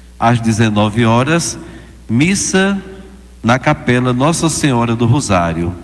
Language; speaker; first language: Portuguese; native; Portuguese